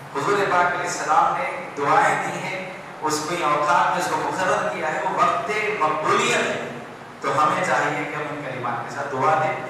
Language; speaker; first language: Urdu; native; Urdu